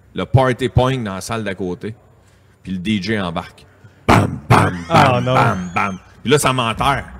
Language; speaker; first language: French; native; French